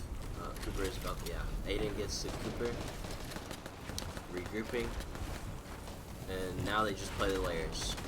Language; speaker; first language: English; native; English